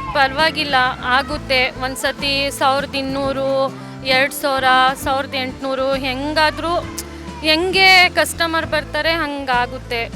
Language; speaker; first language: Kannada; non-native, local second language; Urdu